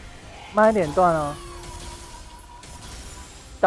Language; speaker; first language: Chinese; native; Chinese